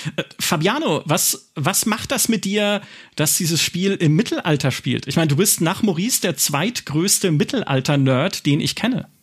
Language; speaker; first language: German; native; German